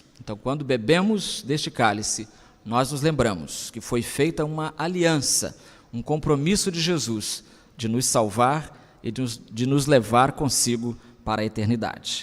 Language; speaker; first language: Portuguese; native; Portuguese